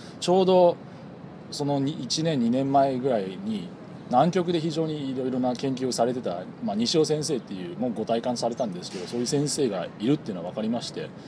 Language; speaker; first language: Japanese; native; Japanese